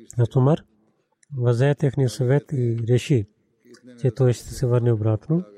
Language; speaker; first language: Bulgarian; non-native, learner; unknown